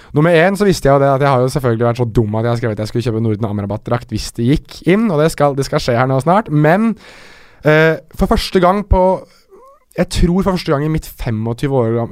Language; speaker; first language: Norwegian; early bilingual, other home language; Arabic